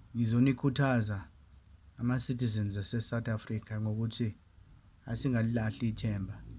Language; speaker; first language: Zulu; native; Zulu